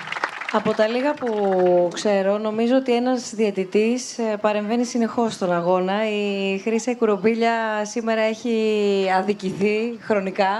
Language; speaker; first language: Greek; native; Greek